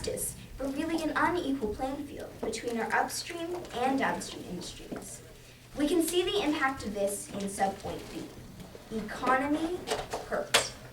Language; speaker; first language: English; native; English